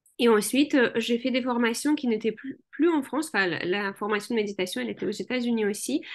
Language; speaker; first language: French; early bilingual, other home language; Russian